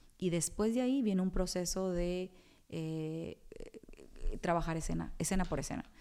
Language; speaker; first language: Spanish; native; Spanish